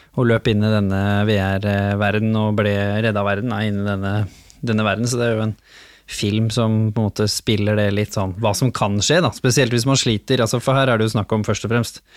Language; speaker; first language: Norwegian; native; Norwegian